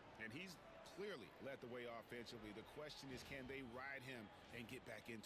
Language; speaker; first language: English; native; English